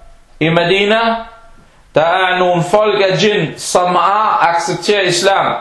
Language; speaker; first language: Danish; non-native, fluent; Arabic